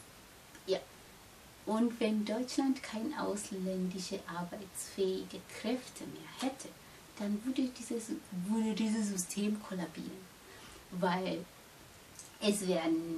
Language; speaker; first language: German; non-native, fluent; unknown